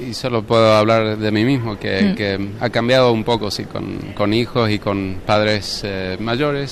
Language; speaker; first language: Spanish; non-native, fluent; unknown